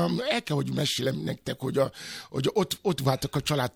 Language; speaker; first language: Hungarian; non-native, fluent; Yoruba